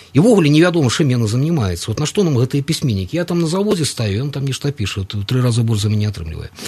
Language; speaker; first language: Belarusian; non-native, local second language; Russian